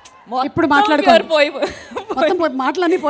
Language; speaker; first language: Telugu; native; Telugu